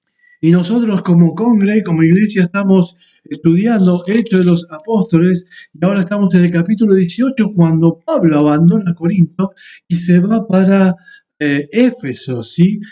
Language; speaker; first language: Spanish; native; Spanish